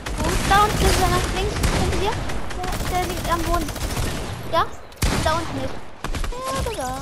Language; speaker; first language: German; native; German